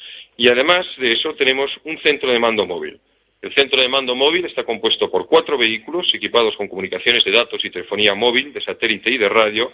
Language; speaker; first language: Spanish; native; Spanish